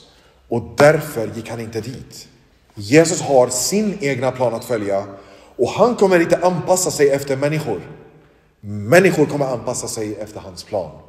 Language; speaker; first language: Swedish; non-native, local second language; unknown